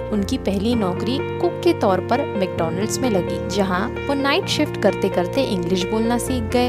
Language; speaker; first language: Hindi; native; Hindi